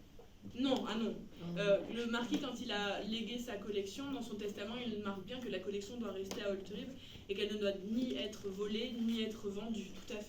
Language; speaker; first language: French; native; French